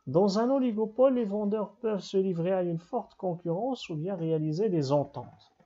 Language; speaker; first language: French; non-native, local second language; Arabic